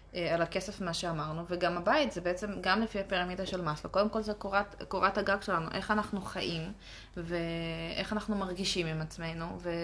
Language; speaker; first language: Hebrew; early bilingual, other home language; Russian